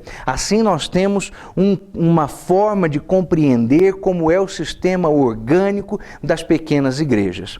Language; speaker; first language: Portuguese; native; Portuguese